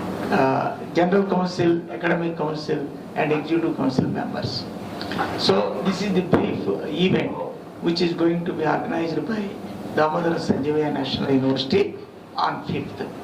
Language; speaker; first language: English; non-native, local second language; Telugu